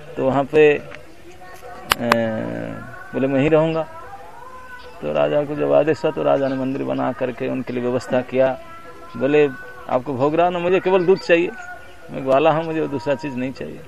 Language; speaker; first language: Hindi; non-native, local second language; Odia